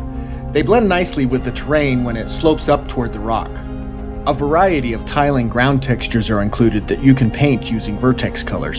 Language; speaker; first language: English; native; English